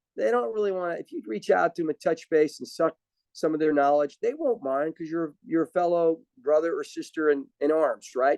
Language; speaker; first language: English; native; English